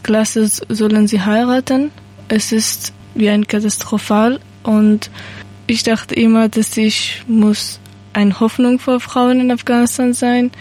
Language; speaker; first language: German; non-native, learner; Persian